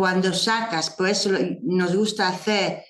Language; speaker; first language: Spanish; non-native, fluent; English